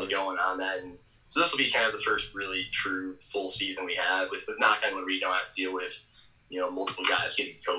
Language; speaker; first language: English; native; English